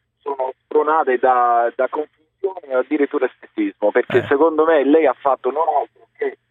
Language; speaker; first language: Italian; early bilingual, heritage; English